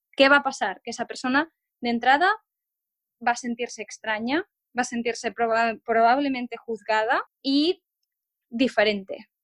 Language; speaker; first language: Spanish; non-native, local second language; Catalan